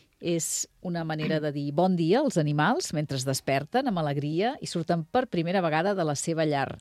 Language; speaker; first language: Catalan; native; Catalan